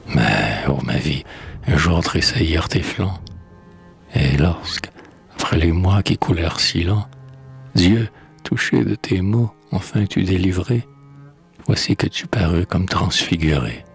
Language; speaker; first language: French; native; French